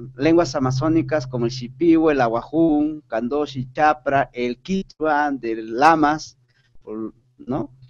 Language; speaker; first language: Spanish; non-native, local second language; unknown